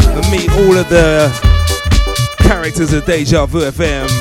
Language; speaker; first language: English; native; English